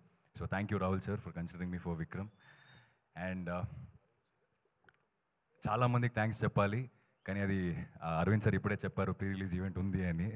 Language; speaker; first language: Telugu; non-native, fluent; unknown